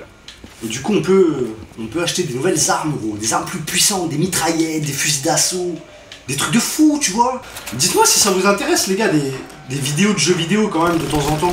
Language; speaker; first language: French; native; French